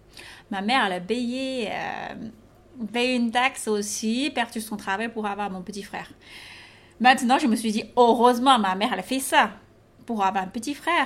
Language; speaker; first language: French; non-native, fluent; Chinese